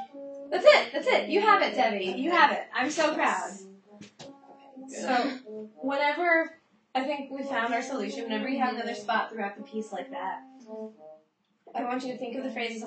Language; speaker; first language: English; native; English